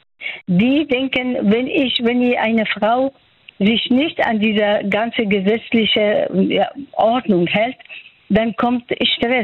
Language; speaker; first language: German; non-native, fluent; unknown